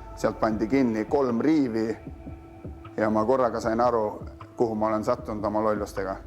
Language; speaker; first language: Estonian; native; Estonian